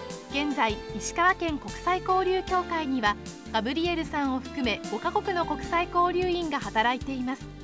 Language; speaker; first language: Japanese; native; Japanese